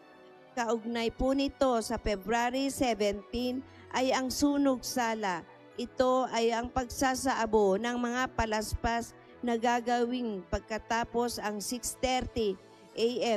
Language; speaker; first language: Filipino; native; Filipino